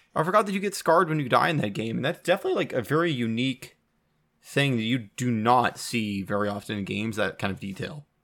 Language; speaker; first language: English; native; English